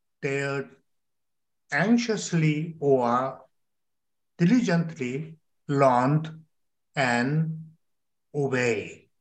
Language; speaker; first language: English; non-native, learner; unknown